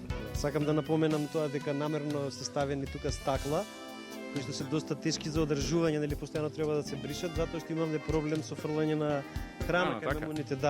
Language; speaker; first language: Macedonian; native; Macedonian